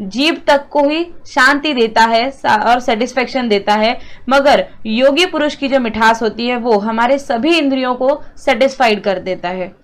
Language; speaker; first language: Hindi; non-native, local second language; Marathi